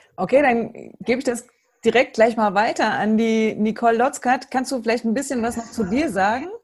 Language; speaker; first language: German; native; German